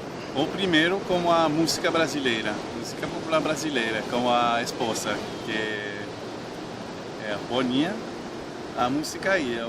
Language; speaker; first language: Portuguese; non-native, learner; French